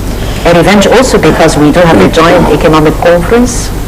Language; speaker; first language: English; non-native, fluent; Arabic